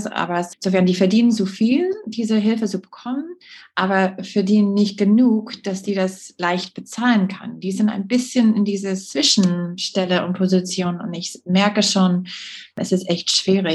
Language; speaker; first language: German; non-native, fluent; English